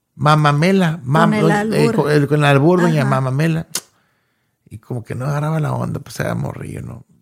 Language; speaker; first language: Spanish; early bilingual, heritage; Spanish